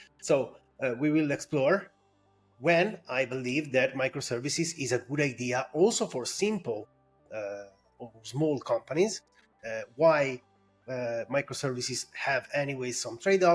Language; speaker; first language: English; non-native, fluent; Italian